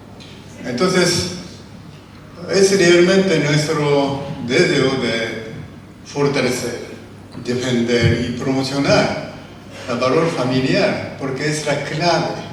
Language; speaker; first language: Spanish; non-native, learner; Japanese